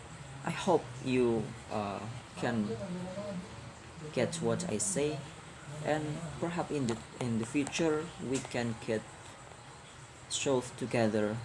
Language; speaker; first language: English; non-native, learner; Indonesian